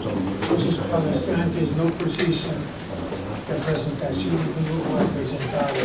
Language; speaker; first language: Portuguese; non-native, fluent; Spanish